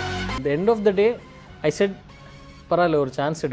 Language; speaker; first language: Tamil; native; Tamil